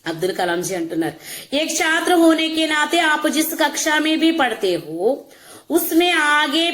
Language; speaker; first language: Hindi; non-native, local second language; Telugu